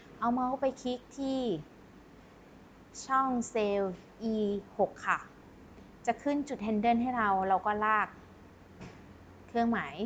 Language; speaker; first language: Thai; native; Thai